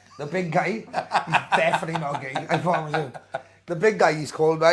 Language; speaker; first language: English; native; English